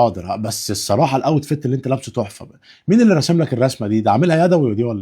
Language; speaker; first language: Arabic; native; Arabic